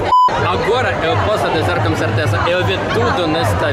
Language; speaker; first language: Portuguese; non-native, learner; Russian